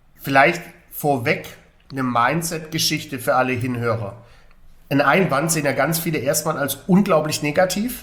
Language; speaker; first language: German; native; German